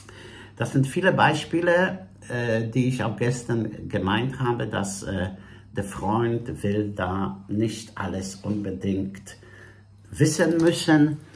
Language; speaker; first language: German; non-native, fluent; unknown